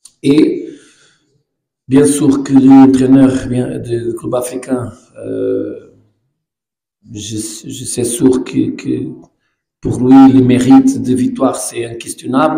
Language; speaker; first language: French; non-native, fluent; Portuguese